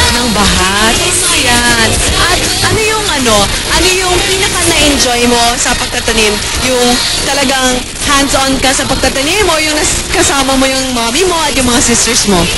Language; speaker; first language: Filipino; non-native, fluent; Korean